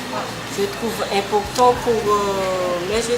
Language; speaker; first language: French; non-native, local second language; Malagasy